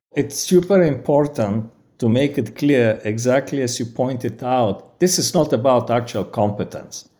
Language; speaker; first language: English; non-native, fluent; Bulgarian